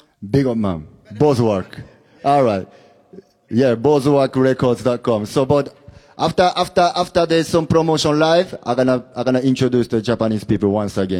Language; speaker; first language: English; non-native, fluent; Japanese